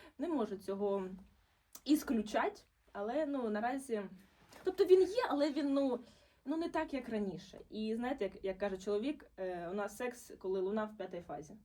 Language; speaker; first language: Ukrainian; non-native, local second language; Russian